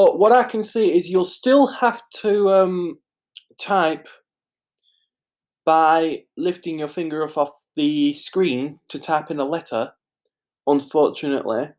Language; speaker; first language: English; native; English